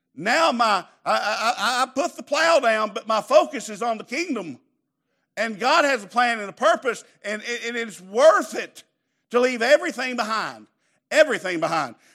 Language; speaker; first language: English; native; English